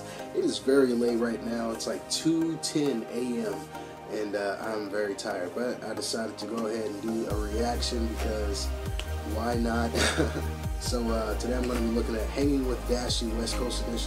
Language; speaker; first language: English; native; English